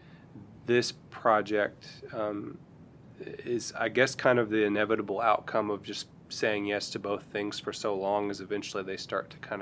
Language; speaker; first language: English; native; English